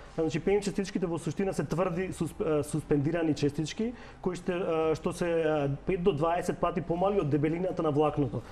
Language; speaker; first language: Macedonian; native; Macedonian